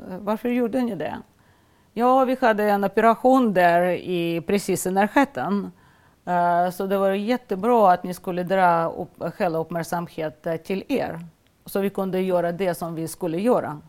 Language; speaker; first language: Swedish; non-native, fluent; Russian